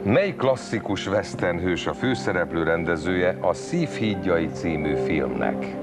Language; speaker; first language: Hungarian; native; Hungarian